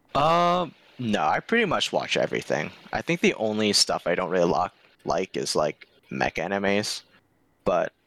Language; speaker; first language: English; early bilingual, other home language; Korean